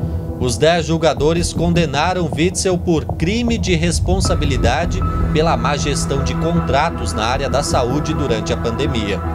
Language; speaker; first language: Portuguese; native; Portuguese